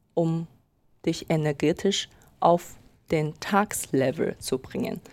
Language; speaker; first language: German; non-native, fluent; Chinese